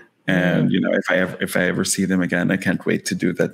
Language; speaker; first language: English; non-native, local second language; Filipino